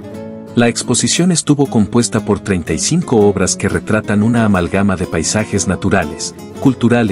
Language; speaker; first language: Spanish; native; Spanish